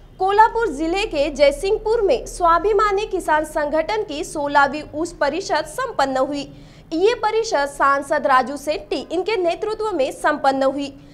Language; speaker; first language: Hindi; non-native, local second language; Marathi